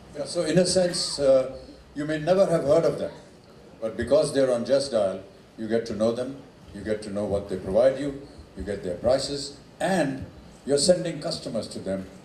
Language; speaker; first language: English; non-native, local second language; Hindi